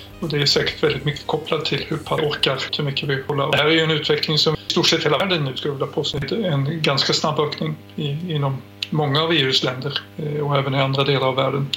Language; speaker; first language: Swedish; native; Swedish